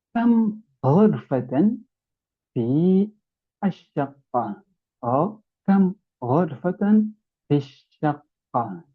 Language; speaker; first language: Arabic; non-native, fluent; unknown